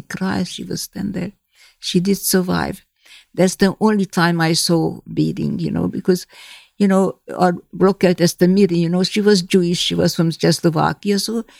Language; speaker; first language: English; non-native, fluent; Hungarian